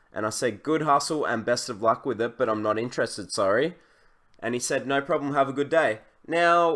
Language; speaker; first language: English; native; English